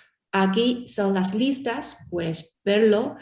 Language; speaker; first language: Spanish; non-native, learner; Chinese